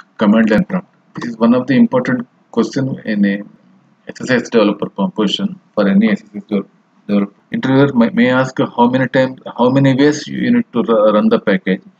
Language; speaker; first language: English; non-native, local second language; Telugu